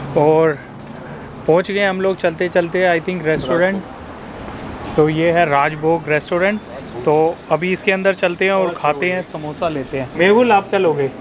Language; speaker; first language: Hindi; native; Hindi